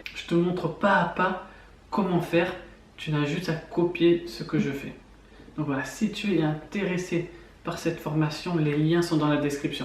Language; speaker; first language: French; native; French